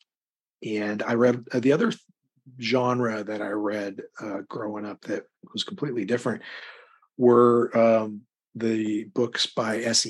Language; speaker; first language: English; native; English